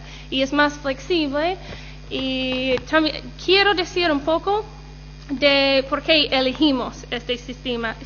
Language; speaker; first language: Spanish; non-native, learner; English